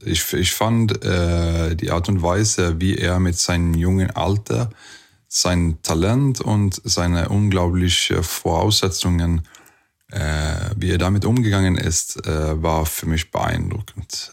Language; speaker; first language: German; non-native, fluent; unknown